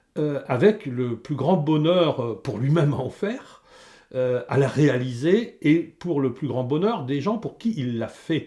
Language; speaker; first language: French; native; French